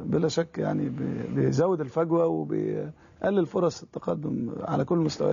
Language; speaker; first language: Arabic; native; Arabic